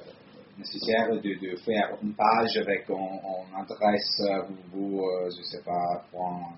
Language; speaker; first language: French; non-native, fluent; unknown